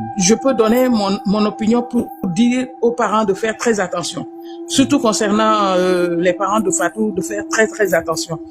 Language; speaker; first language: French; non-native, local second language; Wolof